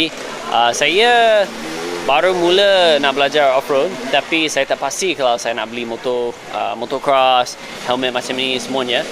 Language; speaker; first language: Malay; non-native, fluent; English